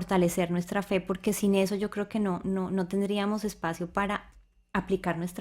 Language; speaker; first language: Spanish; native; Spanish